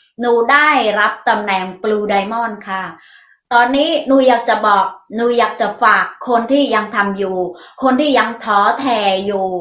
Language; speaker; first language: Thai; non-native, learner; Mon